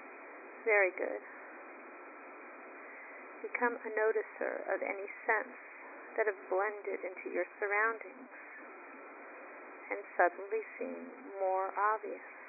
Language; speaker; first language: English; native; English